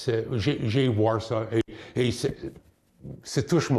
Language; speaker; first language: French; non-native, local second language; English